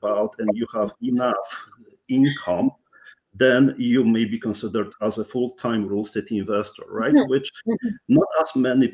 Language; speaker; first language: English; non-native, fluent; Polish